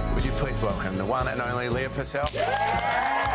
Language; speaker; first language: English; native; English